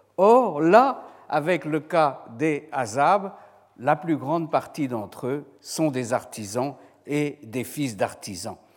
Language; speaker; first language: French; native; French